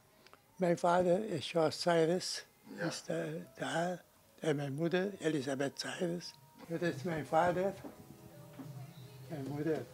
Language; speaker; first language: Dutch; non-native, local second language; Sranan Tongo